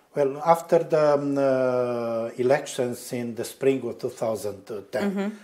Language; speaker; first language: English; non-native, fluent; Romanian